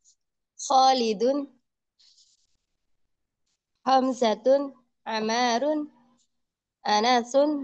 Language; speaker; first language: Arabic; non-native, learner; Indonesian